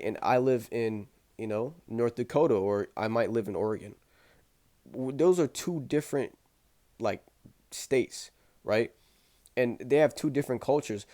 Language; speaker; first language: English; native; English